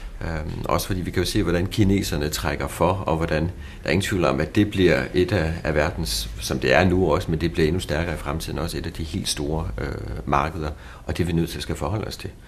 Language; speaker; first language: Danish; native; Danish